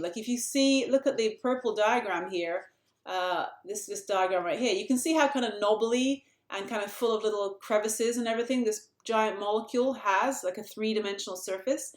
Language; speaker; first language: English; native; English